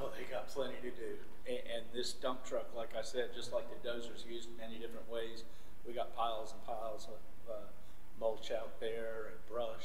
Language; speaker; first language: English; native; English